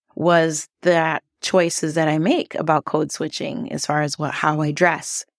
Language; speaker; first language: English; early bilingual, other home language; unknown